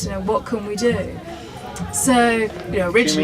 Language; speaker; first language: English; native; English